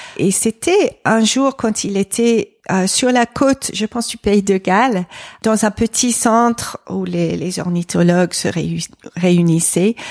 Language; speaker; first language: French; non-native, fluent; English